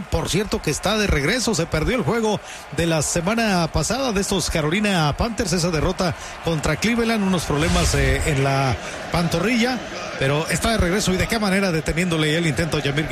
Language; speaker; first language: Spanish; native; Spanish